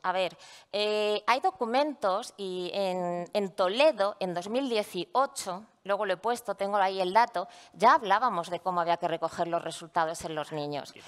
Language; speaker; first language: Spanish; native; Spanish